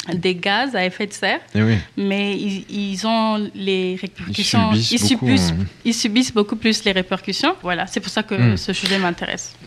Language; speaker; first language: French; non-native, local second language; Kinyarwanda